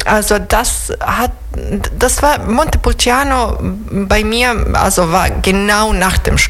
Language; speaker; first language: German; non-native, fluent; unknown